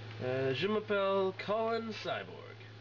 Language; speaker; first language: French; non-native, learner; English